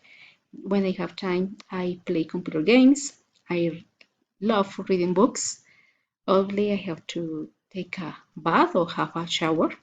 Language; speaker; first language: English; non-native, learner; Spanish